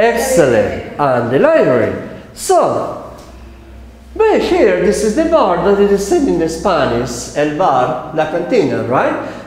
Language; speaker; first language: English; non-native, fluent; Spanish